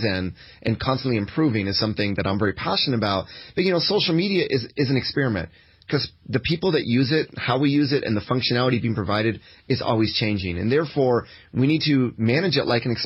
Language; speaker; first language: English; native; English